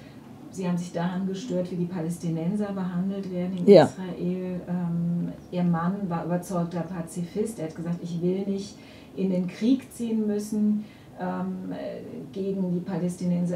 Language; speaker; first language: German; native; German